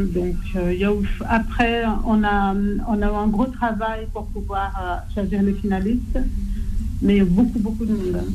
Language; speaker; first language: French; non-native, fluent; Portuguese